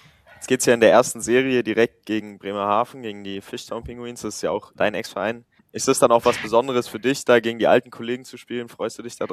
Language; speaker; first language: German; native; German